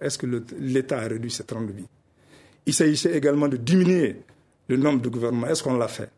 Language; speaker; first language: French; non-native, local second language; Bambara